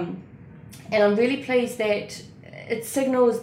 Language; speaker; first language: English; native; English